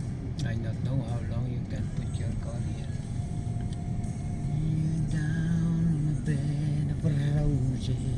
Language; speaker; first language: English; non-native, fluent; Dutch